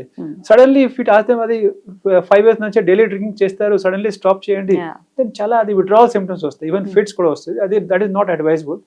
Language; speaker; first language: Telugu; non-native, fluent; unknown